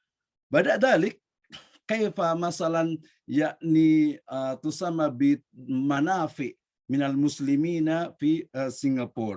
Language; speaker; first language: Arabic; non-native, learner; Indonesian